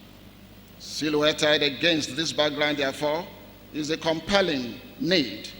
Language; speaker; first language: English; non-native, local second language; Yoruba